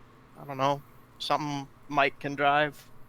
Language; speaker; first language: English; native; English